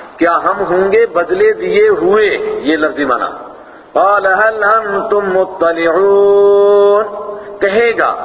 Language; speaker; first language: Urdu; non-native, local second language; Punjabi